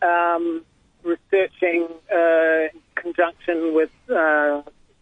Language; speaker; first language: English; native; English